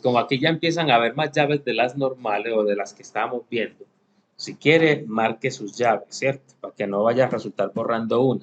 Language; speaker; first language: Spanish; native; Spanish